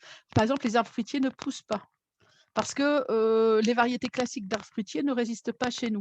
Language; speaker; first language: French; native; French